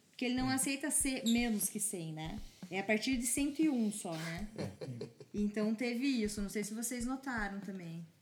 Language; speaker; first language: Portuguese; native; Portuguese